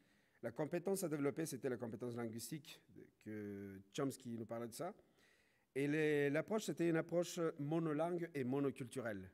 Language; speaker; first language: French; non-native, fluent; Spanish